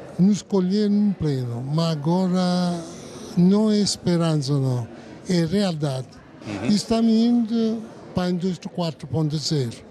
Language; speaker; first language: Portuguese; non-native, fluent; Italian